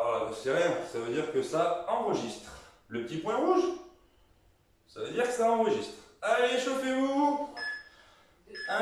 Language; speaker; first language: French; native; French